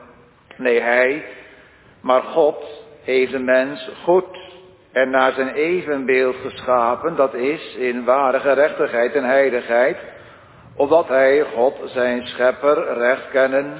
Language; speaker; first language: Dutch; native; Dutch